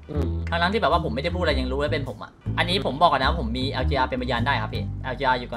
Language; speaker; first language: Thai; native; Thai